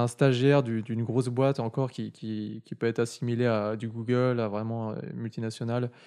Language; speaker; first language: French; native; French